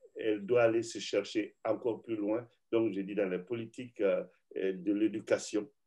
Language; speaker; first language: French; non-native, local second language; Bambara